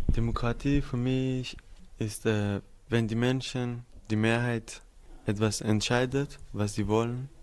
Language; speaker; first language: German; non-native, fluent; Arabic